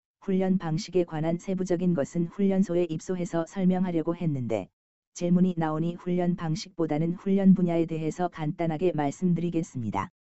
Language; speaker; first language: Korean; native; Korean